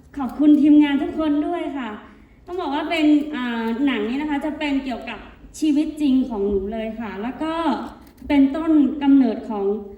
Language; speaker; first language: Thai; non-native, local second language; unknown